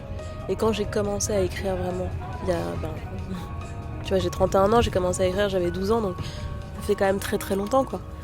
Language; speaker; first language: French; native; French